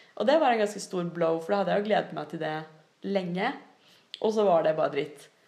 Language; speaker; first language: Norwegian; native; Norwegian